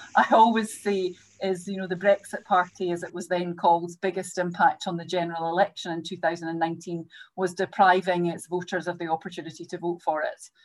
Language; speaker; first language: English; native; English